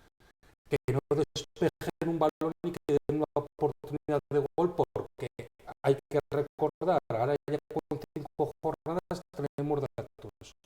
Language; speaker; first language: Spanish; native; Spanish